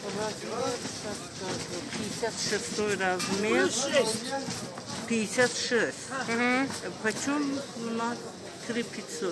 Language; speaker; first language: Russian; non-native, learner; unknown